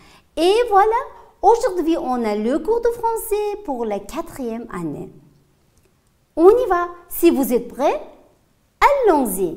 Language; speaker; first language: French; non-native, fluent; Uzbek